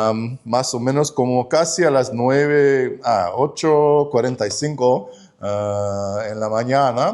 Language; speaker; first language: Spanish; non-native, learner; English